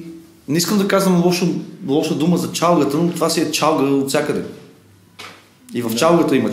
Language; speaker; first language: Bulgarian; native; Bulgarian